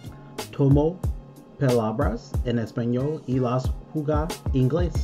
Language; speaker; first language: Spanish; non-native, learner; English